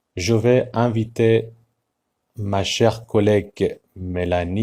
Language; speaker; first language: French; non-native, fluent; Persian